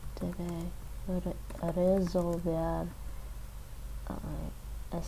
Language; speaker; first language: Spanish; non-native, learner; English